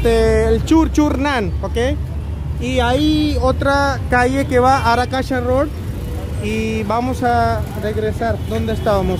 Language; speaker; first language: Spanish; non-native, fluent; Hindi